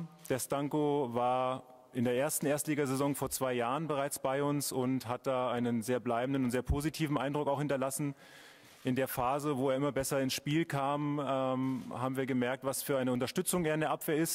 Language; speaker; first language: German; native; German